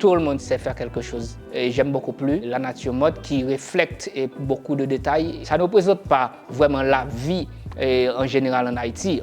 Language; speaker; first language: French; non-native, local second language; Haitian Creole